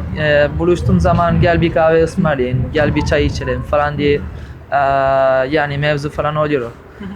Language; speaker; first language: Turkish; early bilingual, heritage; Turkish